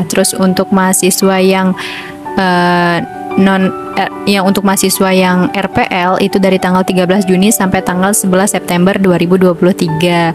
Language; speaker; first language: Indonesian; native; Indonesian